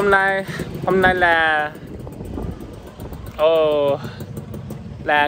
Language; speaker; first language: Vietnamese; non-native, learner; English